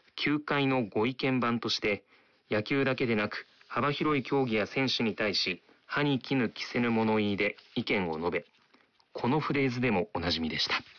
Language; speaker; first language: Japanese; native; Japanese